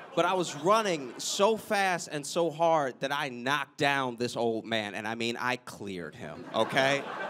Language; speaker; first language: English; native; English